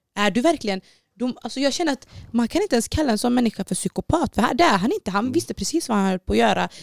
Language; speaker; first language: Swedish; early bilingual, other home language; Baluchi